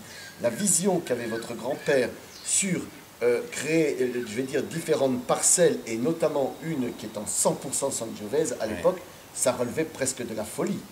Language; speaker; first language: French; native; French